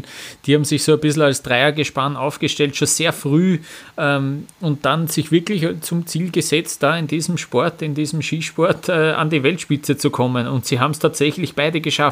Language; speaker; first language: German; native; German